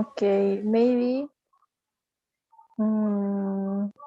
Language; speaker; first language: English; non-native, learner; Spanish